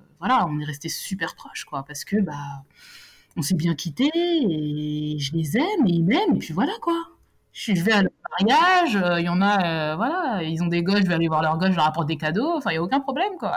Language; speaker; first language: French; native; French